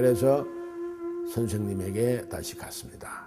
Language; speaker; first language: Korean; native; Korean